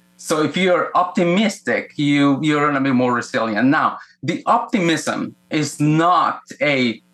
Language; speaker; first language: English; non-native, fluent; Spanish